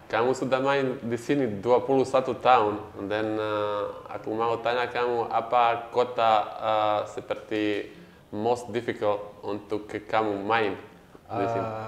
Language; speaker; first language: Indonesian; non-native, learner; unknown